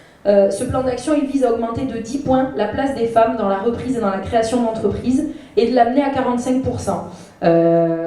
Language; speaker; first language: French; native; French